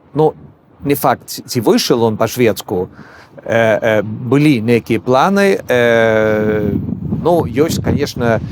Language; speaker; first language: Belarusian; non-native, fluent; Swedish